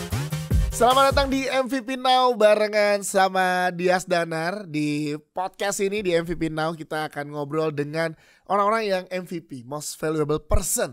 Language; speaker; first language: Indonesian; native; Indonesian